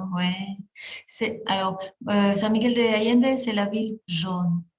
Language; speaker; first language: French; non-native, fluent; Spanish